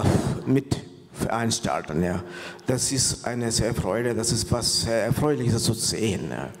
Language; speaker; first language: German; non-native, fluent; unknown